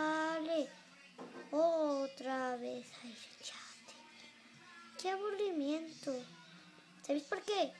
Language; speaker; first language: Spanish; native; Spanish